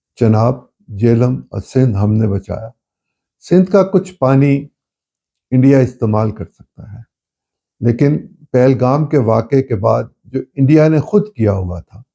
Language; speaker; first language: Urdu; non-native, local second language; Punjabi